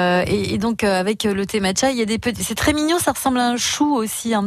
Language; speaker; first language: French; native; French